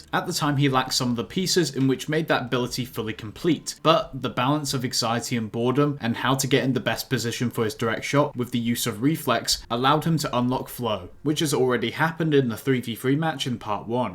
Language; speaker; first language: English; native; English